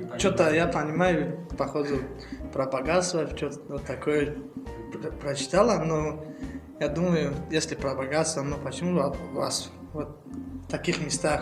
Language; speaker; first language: Russian; non-native, learner; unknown